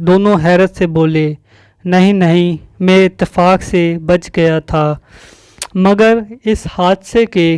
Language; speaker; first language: Urdu; native; Urdu